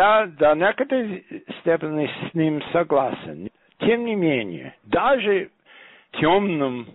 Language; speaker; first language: Russian; non-native, fluent; English